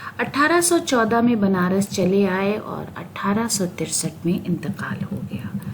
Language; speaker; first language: Urdu; native; Urdu